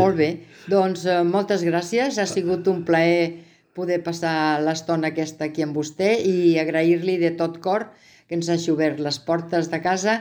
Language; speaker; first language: Catalan; native; Catalan